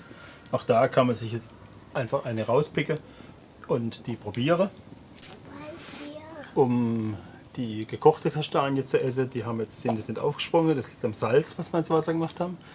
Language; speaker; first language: German; native; German